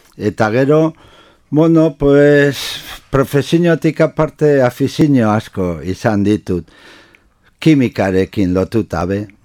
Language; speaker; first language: Basque; non-native, local second language; Spanish